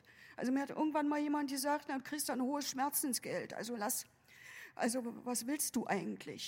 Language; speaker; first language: German; native; German